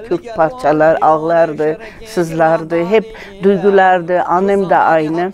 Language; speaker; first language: Turkish; non-native, learner; Armenian